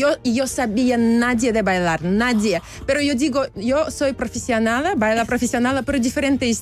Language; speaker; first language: Spanish; non-native, learner; Belarusian